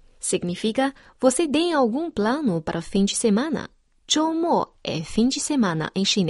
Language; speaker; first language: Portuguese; non-native, fluent; Chinese